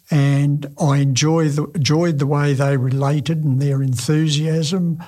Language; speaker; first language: English; native; English